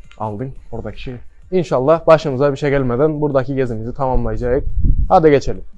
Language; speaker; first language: Turkish; native; Turkish